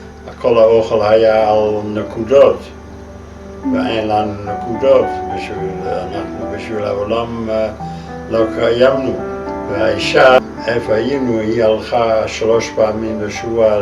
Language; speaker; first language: Hebrew; non-native, fluent; Dutch